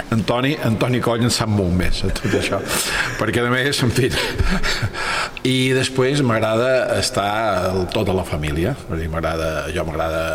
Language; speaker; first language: Catalan; native; Catalan